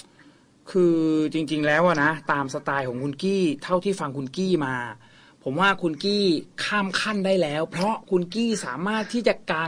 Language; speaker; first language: Thai; native; Thai